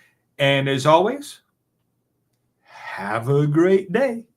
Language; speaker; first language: English; native; English